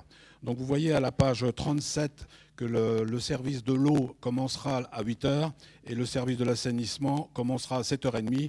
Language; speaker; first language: French; native; French